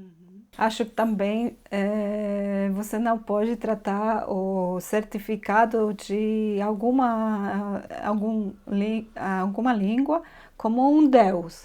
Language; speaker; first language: Portuguese; non-native, fluent; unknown